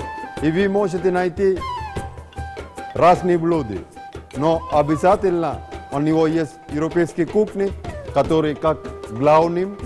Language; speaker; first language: Russian; non-native, fluent; Sinhala